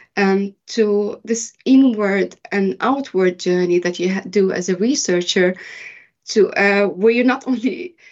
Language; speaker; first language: English; early bilingual, other home language; Arabic